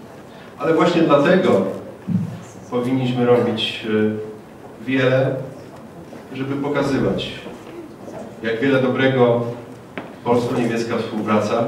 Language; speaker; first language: Polish; native; Polish